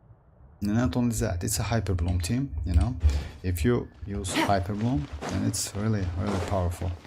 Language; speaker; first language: English; non-native, fluent; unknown